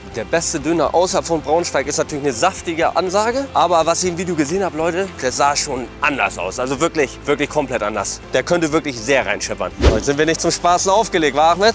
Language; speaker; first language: German; native; German